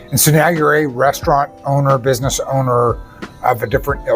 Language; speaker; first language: English; native; English